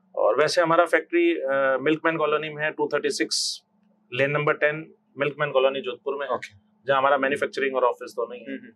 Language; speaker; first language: Hindi; native; Hindi